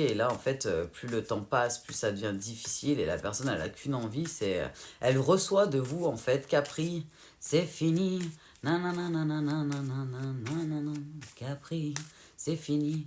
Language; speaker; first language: French; native; French